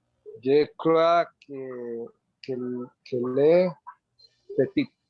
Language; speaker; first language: French; non-native, learner; Spanish